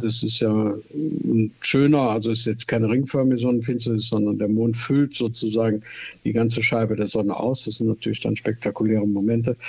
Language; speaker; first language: German; native; German